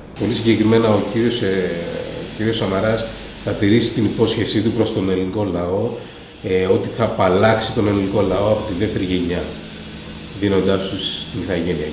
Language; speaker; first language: Greek; early bilingual, other home language; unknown